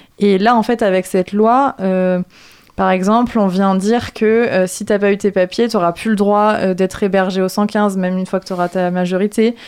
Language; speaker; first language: French; native; French